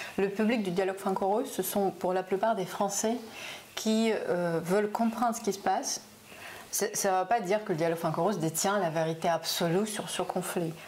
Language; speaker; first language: French; non-native, fluent; Russian